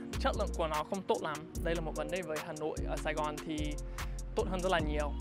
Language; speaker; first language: Vietnamese; non-native, fluent; English